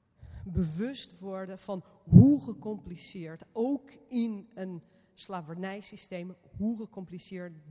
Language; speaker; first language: Dutch; non-native, fluent; Portuguese